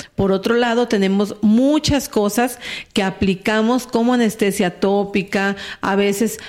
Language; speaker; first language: Spanish; native; Spanish